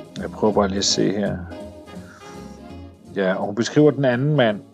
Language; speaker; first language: Danish; native; Danish